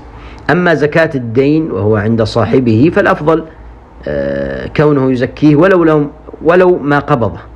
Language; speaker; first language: Arabic; native; Arabic